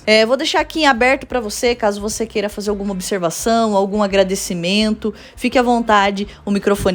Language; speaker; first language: Portuguese; native; Portuguese